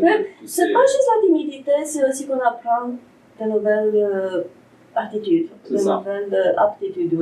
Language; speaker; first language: French; non-native, fluent; Romanian